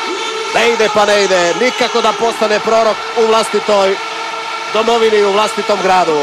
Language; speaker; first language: Serbian; native; Serbian